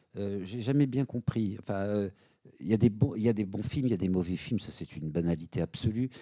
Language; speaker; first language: French; native; French